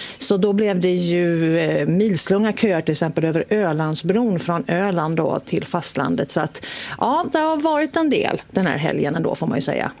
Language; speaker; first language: Swedish; native; Swedish